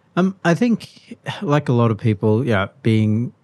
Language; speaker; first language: English; native; English